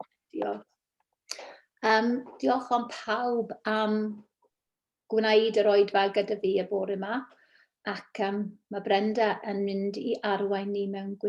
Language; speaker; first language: Welsh; non-native, local second language; English